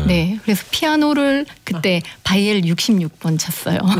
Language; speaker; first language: Korean; native; Korean